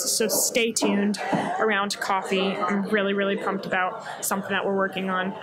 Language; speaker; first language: English; native; English